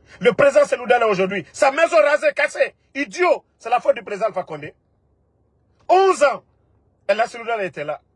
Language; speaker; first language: French; non-native, local second language; Mandingo